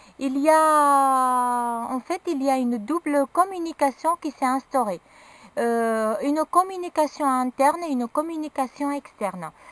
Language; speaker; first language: French; non-native, local second language; Arabic